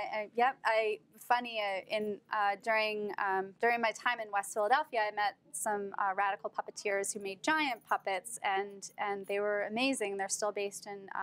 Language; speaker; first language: English; native; English